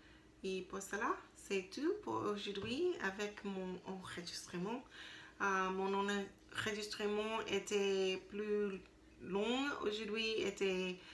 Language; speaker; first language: French; non-native, learner; English